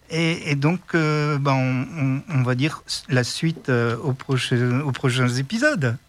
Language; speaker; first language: French; native; French